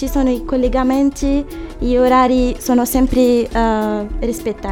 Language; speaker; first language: Italian; non-native, fluent; Arabic